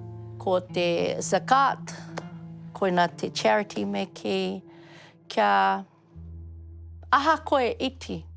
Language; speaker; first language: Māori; non-native, local second language; English